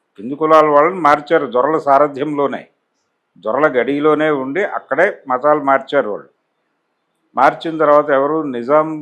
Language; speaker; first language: Telugu; native; Telugu